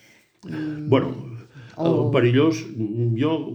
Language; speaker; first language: Catalan; native; Catalan